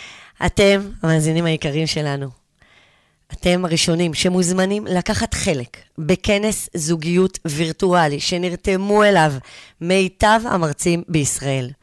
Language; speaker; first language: Hebrew; native; Hebrew